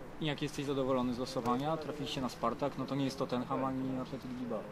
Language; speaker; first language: Polish; native; Polish